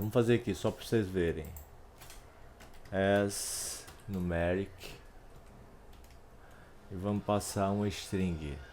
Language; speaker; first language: Portuguese; native; Portuguese